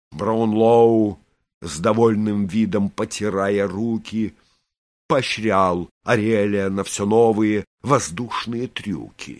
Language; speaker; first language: Russian; native; Russian